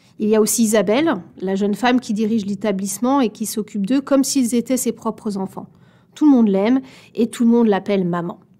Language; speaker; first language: French; native; French